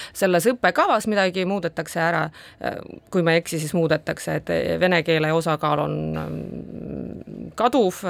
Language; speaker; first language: Estonian; non-native, local second language; Russian